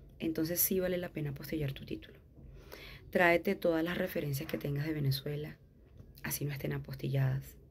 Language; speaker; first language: Spanish; native; Spanish